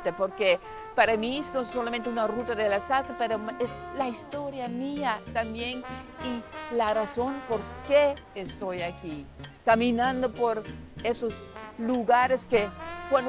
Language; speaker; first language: Spanish; non-native, fluent; Dutch